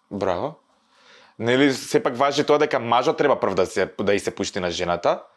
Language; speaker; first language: Macedonian; native; Macedonian